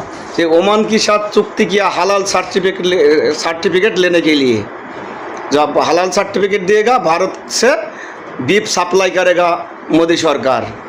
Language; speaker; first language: Hindi; non-native, local second language; Bangla